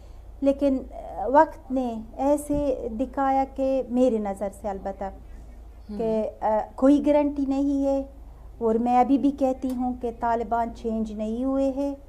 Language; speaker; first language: Hindi; non-native, learner; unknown